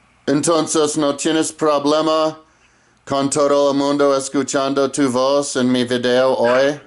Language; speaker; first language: Spanish; non-native, learner; English